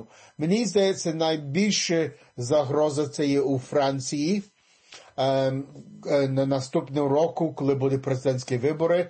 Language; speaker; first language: Ukrainian; early bilingual, heritage; English